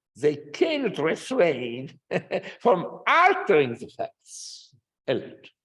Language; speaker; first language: English; non-native, fluent; Italian